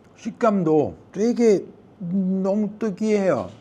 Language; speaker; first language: Korean; non-native, learner; Italian